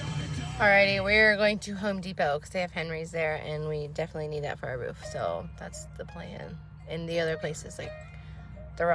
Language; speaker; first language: English; native; English